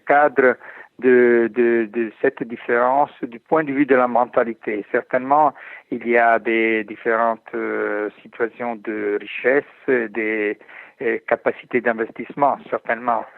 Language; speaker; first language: French; non-native, fluent; Italian